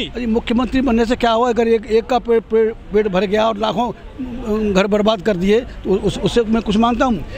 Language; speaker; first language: Hindi; native; Hindi